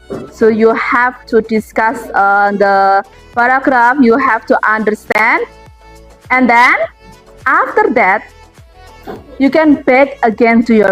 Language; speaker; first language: English; non-native, fluent; Indonesian